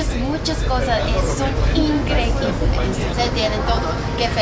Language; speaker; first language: Spanish; non-native, learner; Korean